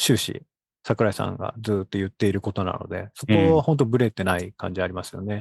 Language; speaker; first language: Japanese; native; Japanese